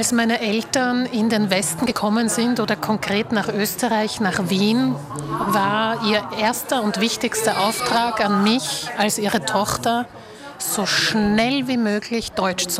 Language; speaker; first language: German; early bilingual, other home language; Slovak